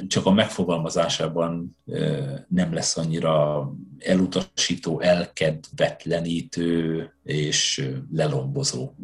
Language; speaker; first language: Hungarian; native; Hungarian